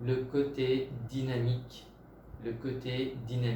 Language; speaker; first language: French; non-native, fluent; Vietnamese